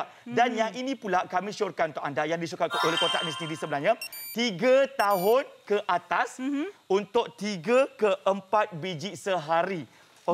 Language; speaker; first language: Malay; native; Malay